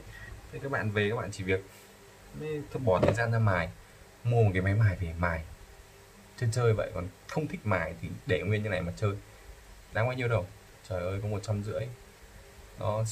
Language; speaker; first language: Vietnamese; native; Vietnamese